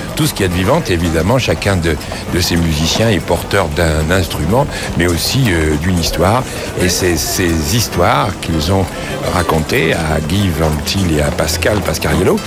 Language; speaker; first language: French; native; French